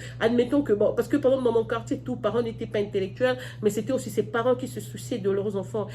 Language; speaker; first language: French; non-native, local second language; Lingala